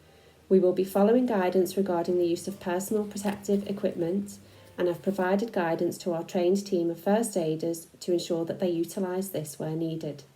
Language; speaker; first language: English; native; English